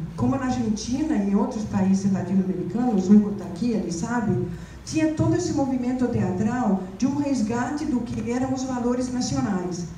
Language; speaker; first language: Portuguese; non-native, fluent; Spanish